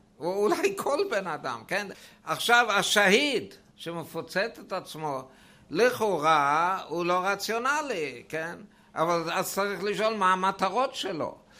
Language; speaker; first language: Hebrew; non-native, fluent; German